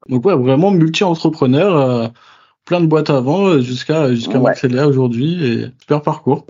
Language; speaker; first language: French; native; French